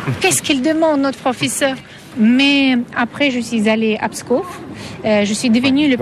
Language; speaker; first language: French; non-native, fluent; Russian